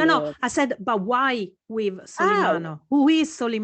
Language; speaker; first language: English; non-native, fluent; Italian